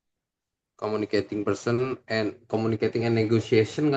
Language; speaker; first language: English; non-native, learner; Indonesian